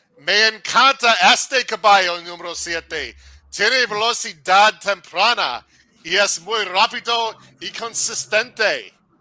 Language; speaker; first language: Spanish; non-native, learner; English